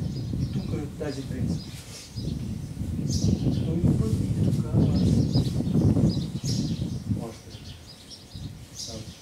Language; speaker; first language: Bulgarian; non-native, learner; Russian